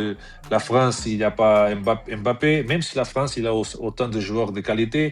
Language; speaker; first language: French; non-native, fluent; Portuguese